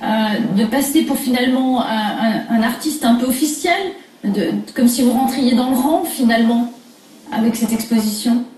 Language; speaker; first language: French; native; French